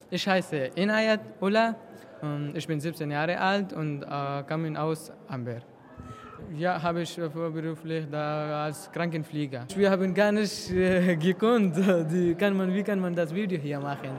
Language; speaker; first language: German; non-native, learner; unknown